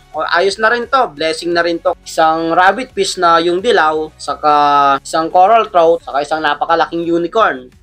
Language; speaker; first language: Filipino; non-native, local second language; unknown